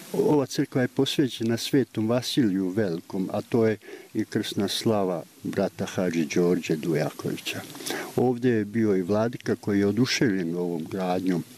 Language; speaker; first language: Serbian; native; Serbian